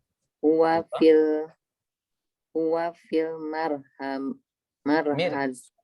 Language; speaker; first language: Arabic; non-native, learner; Indonesian